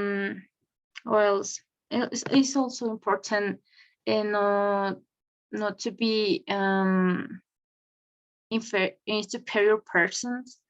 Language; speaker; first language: English; non-native, learner; Spanish